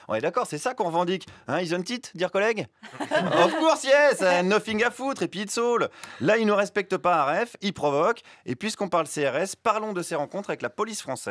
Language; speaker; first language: French; native; French